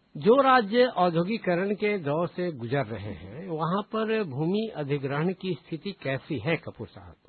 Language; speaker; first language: Hindi; native; Hindi